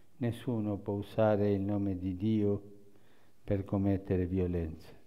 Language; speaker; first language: Italian; non-native, fluent; Spanish